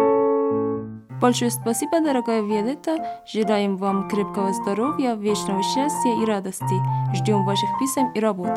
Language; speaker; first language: Russian; non-native, fluent; Persian